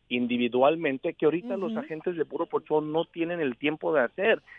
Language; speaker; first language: Spanish; early bilingual, heritage; Spanish